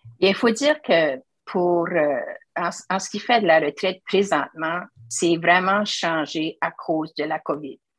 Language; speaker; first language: French; native; French